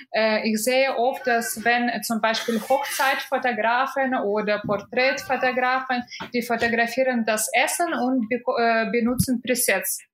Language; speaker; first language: German; non-native, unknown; Russian